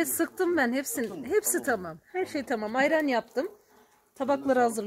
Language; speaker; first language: Turkish; native; Turkish